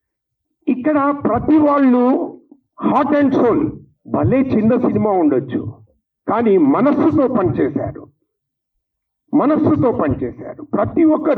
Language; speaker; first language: Telugu; native; Telugu